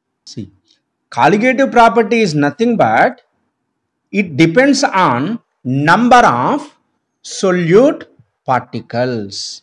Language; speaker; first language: English; non-native, local second language; Telugu